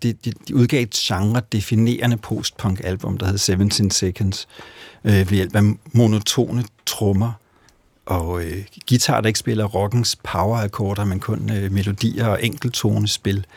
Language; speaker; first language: Danish; native; Danish